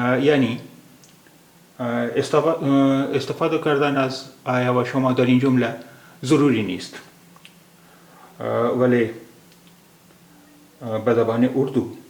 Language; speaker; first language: Persian; non-native, fluent; Urdu